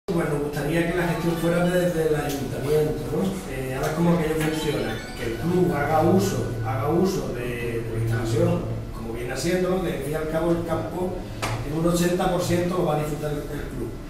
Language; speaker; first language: Spanish; native; Spanish